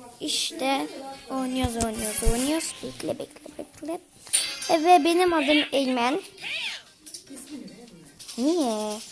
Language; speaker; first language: Turkish; early bilingual, heritage; Turkish